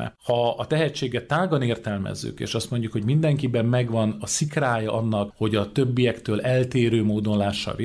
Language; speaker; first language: Hungarian; native; Hungarian